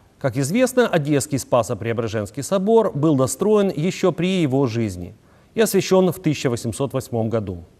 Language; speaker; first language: Russian; native; Russian